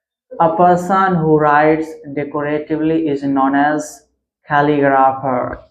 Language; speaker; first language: English; non-native, local second language; Hindi